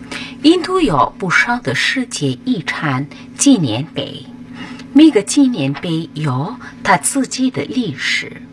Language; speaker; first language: Chinese; non-native, fluent; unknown